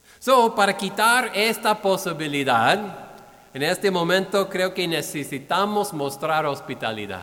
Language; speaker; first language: Spanish; non-native, fluent; English